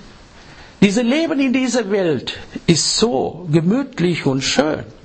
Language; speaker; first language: German; non-native, learner; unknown